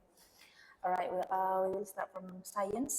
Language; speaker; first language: English; non-native, local second language; Indonesian